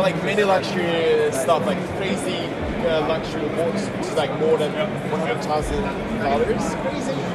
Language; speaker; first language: English; non-native, fluent; Turkish